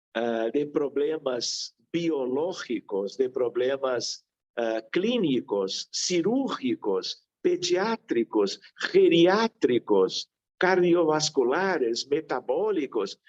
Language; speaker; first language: Spanish; non-native, fluent; Portuguese